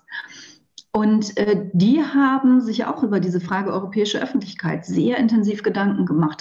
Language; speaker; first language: German; native; German